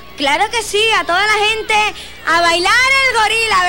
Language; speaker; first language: Spanish; native; Spanish